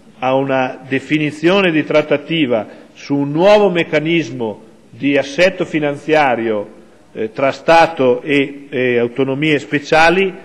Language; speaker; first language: Italian; native; Italian